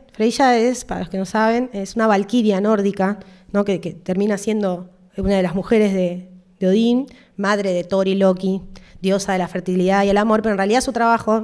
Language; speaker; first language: Spanish; native; Spanish